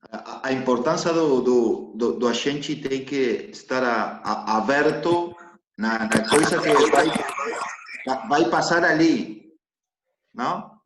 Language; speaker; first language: Portuguese; non-native, learner; Spanish